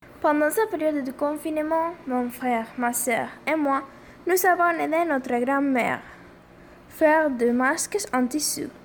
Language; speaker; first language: French; non-native, fluent; Spanish